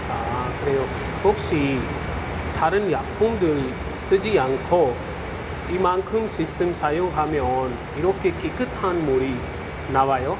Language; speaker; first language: Korean; non-native, learner; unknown